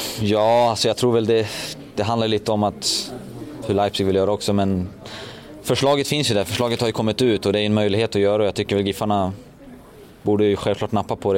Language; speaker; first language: Swedish; native; Swedish